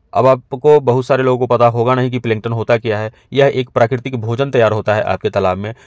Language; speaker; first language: Hindi; native; Hindi